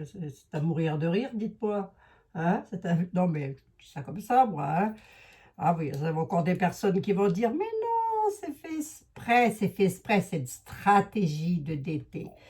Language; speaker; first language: French; native; French